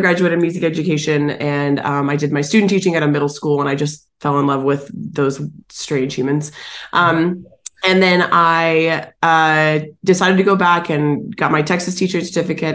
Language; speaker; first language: English; native; English